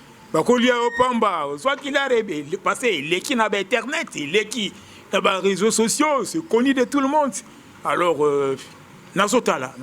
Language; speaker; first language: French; non-native, local second language; Lingala